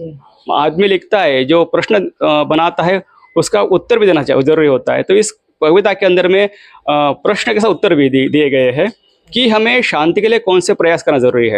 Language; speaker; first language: Hindi; non-native, local second language; Marathi